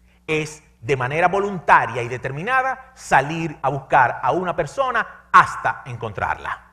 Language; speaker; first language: Spanish; native; Spanish